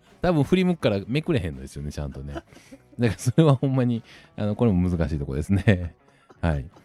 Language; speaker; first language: Japanese; native; Japanese